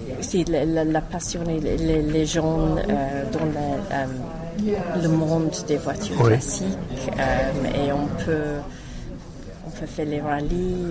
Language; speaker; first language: French; non-native, learner; English